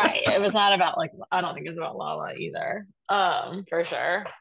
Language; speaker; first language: English; native; English